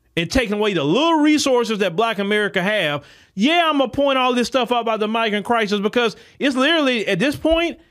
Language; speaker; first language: English; native; English